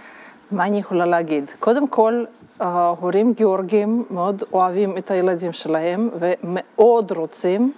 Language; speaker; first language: Hebrew; non-native, fluent; Russian